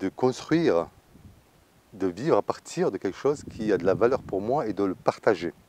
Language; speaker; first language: French; native; French